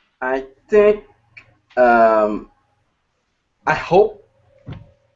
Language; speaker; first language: English; non-native, learner; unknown